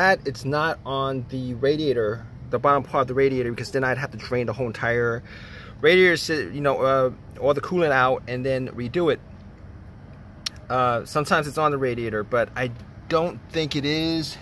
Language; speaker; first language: English; native; English